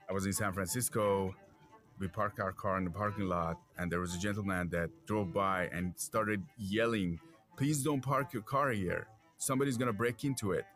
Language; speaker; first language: English; non-native, fluent; Persian